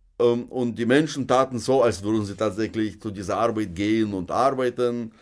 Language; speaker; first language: German; non-native, fluent; Russian